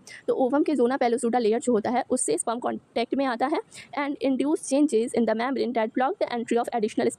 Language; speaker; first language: Hindi; native; Hindi